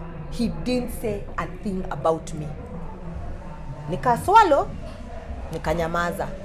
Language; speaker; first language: English; non-native, local second language; Swahili